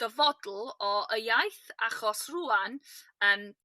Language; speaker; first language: Welsh; non-native, learner; English